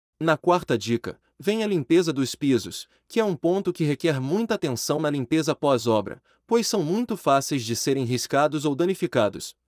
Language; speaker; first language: Portuguese; native; Portuguese